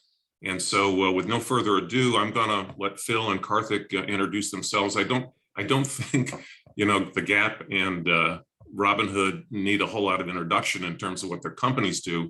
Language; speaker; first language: English; native; English